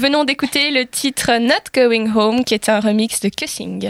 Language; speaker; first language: French; native; French